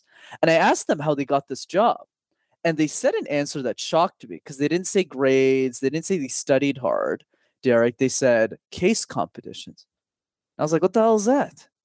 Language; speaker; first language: English; native; English